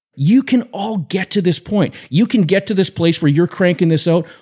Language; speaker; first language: English; native; English